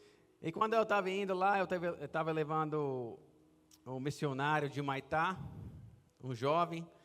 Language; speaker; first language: Portuguese; non-native, fluent; English